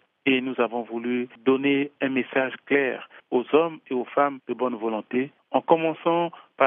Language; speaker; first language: French; non-native, local second language; Sango